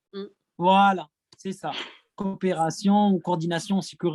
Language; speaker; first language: French; non-native, fluent; Arabic